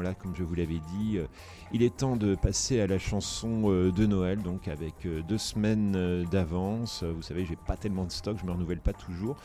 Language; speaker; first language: French; native; French